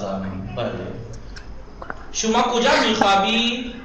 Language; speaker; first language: Persian; non-native, fluent; Urdu